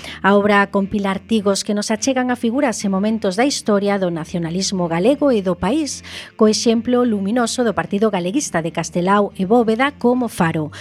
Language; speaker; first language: Galician; native; Galician